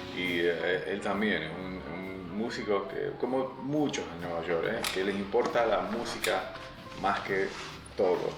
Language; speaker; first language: Spanish; early bilingual, other home language; English